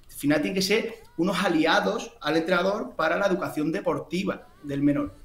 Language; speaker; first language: Spanish; native; Spanish